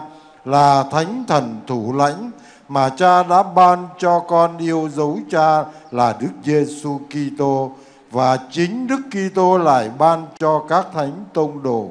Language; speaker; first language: Vietnamese; native; Vietnamese